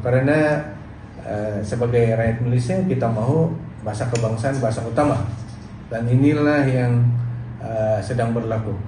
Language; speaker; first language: Malay; non-native, local second language; Central Dusun